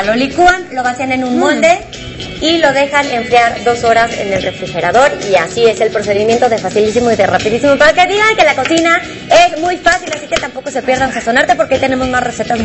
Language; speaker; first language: Spanish; native; Spanish